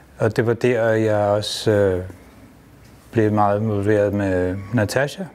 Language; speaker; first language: Danish; non-native, fluent; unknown